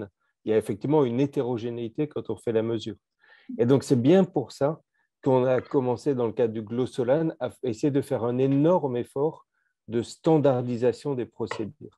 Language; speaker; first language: French; native; French